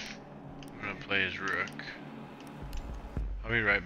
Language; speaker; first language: English; native; English